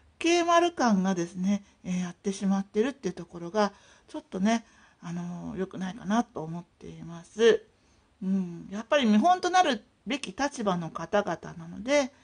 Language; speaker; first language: Japanese; native; Japanese